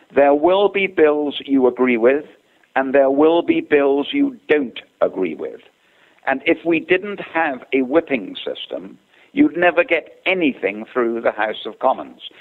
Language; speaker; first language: English; native; English